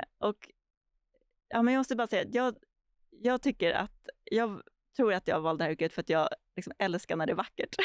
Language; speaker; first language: Swedish; native; Swedish